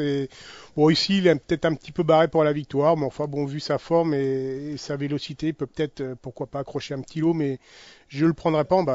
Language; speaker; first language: French; native; French